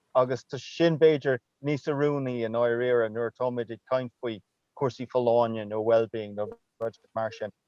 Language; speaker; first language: Irish; non-native, local second language; English